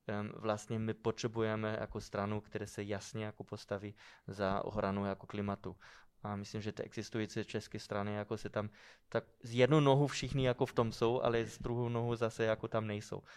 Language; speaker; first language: Czech; non-native, fluent; German